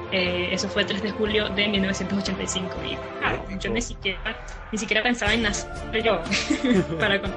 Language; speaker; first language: Spanish; native; Spanish